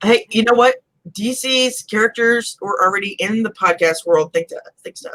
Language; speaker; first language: English; native; English